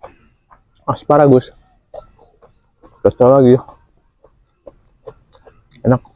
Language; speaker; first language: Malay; non-native, local second language; Sundanese